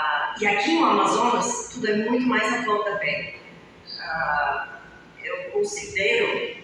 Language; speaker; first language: Portuguese; non-native, fluent; Bulgarian